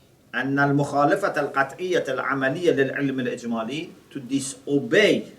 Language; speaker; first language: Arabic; non-native, fluent; Persian